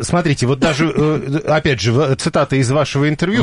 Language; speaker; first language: Russian; native; Russian